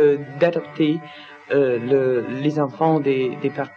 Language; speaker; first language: French; non-native, learner; Danish